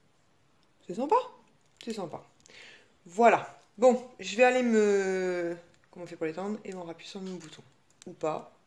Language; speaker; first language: French; native; French